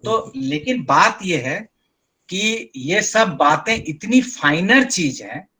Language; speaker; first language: Hindi; non-native, local second language; Bangla